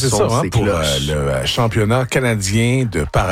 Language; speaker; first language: French; native; French